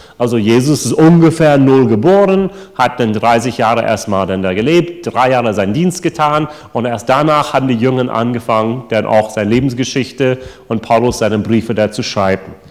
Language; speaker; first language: German; non-native, fluent; English